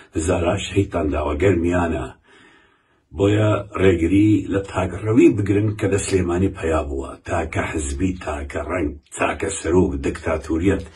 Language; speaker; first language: Central Kurdish; non-native, local second language; Kurdish